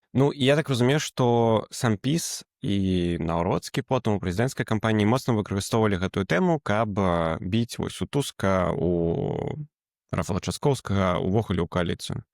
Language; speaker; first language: Belarusian; native; Belarusian